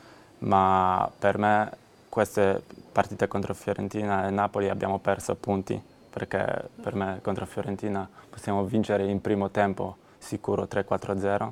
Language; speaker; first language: Italian; non-native, learner; Polish